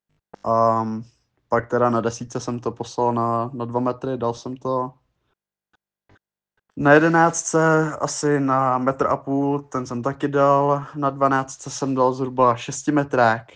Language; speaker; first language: Czech; native; Czech